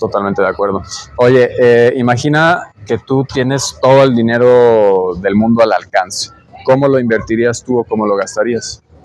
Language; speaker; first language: Spanish; native; Spanish